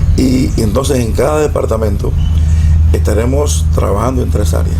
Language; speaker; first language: Spanish; native; Spanish